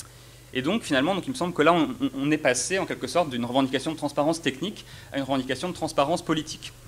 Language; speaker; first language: French; native; French